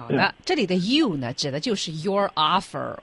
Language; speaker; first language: Chinese; native; Chinese